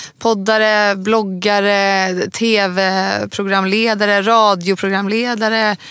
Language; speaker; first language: Swedish; native; Swedish